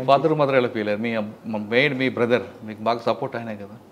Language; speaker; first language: Telugu; native; Telugu